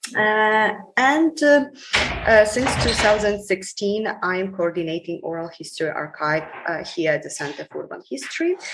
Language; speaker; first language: English; non-native, fluent; Ukrainian